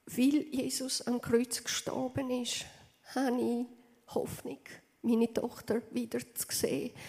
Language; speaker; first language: German; non-native, fluent; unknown